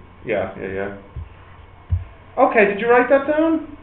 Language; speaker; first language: English; native; English